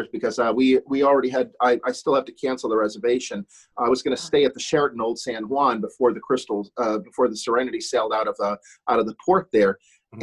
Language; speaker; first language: English; non-native, fluent; German